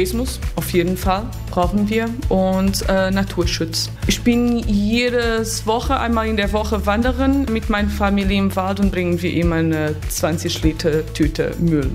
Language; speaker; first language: German; non-native, fluent; Portuguese